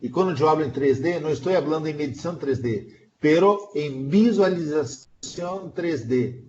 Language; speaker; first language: Spanish; non-native, fluent; Portuguese